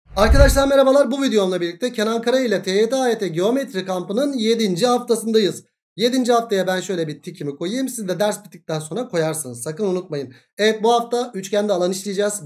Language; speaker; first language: Turkish; native; Turkish